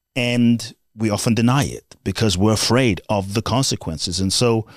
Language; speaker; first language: English; native; English